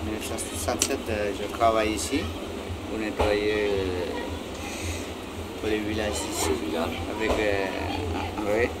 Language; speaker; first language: French; non-native, local second language; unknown